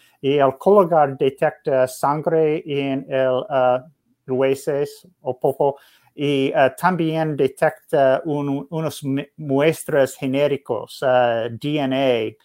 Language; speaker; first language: Spanish; non-native, learner; English